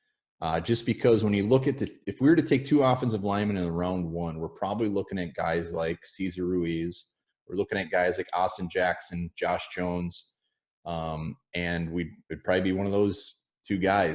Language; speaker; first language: English; native; English